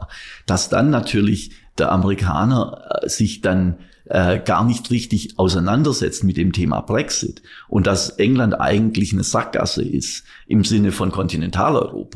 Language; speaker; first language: German; native; German